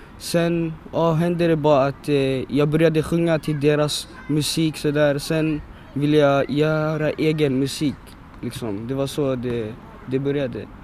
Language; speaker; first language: Swedish; early bilingual, other home language; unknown